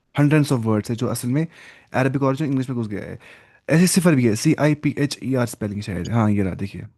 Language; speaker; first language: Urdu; non-native, local second language; Kashmiri